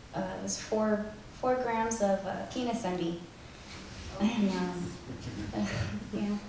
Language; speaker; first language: English; native; English